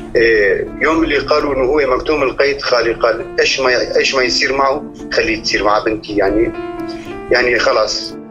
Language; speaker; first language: Arabic; native; Arabic